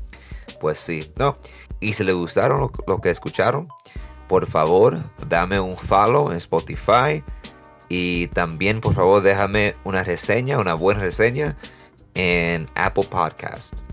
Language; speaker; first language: Spanish; early bilingual, heritage; Spanish